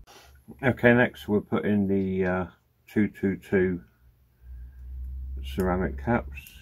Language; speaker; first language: English; native; English